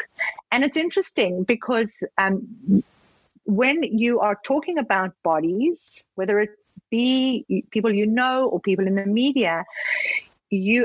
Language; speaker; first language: English; native; English